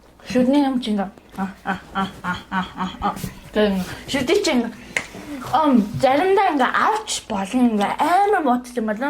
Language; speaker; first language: Mongolian; early bilingual, heritage; Mongolian